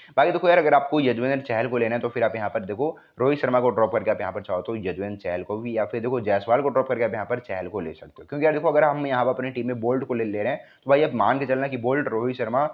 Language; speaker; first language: Hindi; native; Hindi